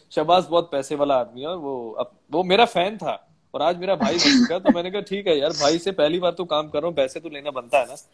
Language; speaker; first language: Hindi; non-native, local second language; Punjabi